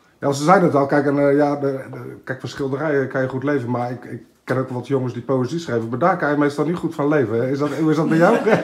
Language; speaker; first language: Dutch; native; Dutch